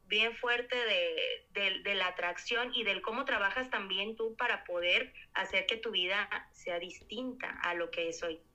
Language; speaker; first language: Spanish; native; Spanish